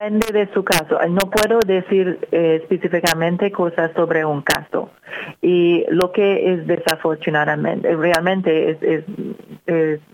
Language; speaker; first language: Spanish; non-native, fluent; English